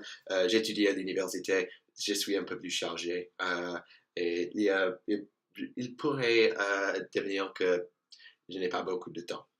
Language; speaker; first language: French; non-native, learner; English